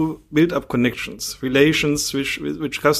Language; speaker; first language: English; non-native, fluent; German